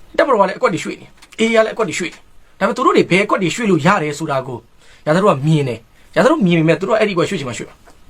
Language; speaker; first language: Burmese; native; Burmese